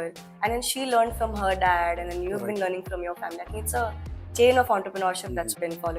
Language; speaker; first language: English; non-native, local second language; Hindi